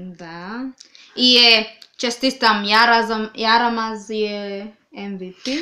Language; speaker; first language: Serbian; non-native, learner; Swahili